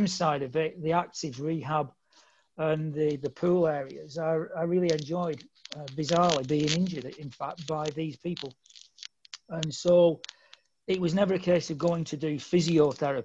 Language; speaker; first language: English; native; English